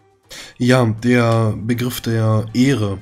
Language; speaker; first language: German; native; German